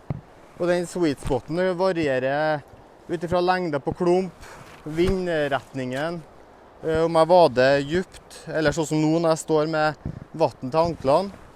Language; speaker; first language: Norwegian; native; Norwegian